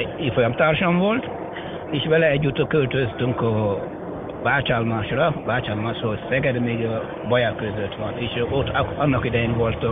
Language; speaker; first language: Hungarian; non-native, fluent; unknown